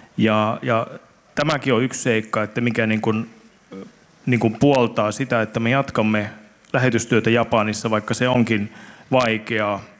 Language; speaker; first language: Finnish; native; Finnish